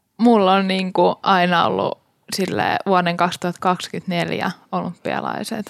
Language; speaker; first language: Finnish; native; Finnish